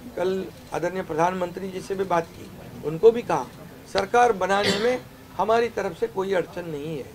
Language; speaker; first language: Hindi; non-native, local second language; Marathi